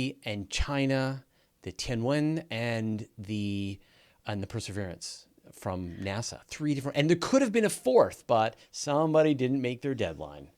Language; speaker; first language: English; native; English